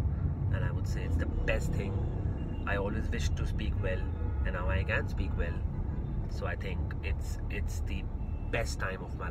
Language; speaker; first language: English; non-native, local second language; Hindi